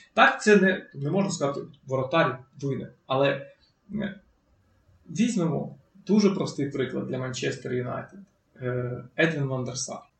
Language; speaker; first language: Ukrainian; native; Ukrainian